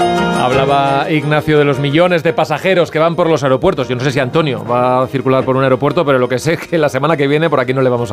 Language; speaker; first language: Spanish; native; Spanish